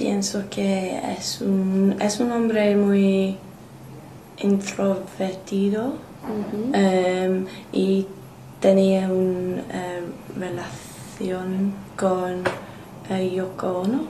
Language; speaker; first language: Spanish; non-native, learner; English